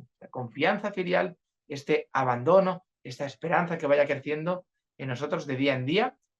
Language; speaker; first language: Spanish; native; Spanish